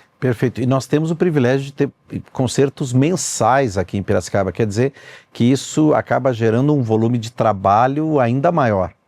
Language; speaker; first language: Portuguese; native; Portuguese